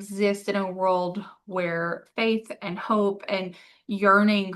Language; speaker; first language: English; native; English